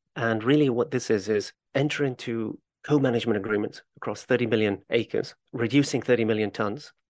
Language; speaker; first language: English; native; English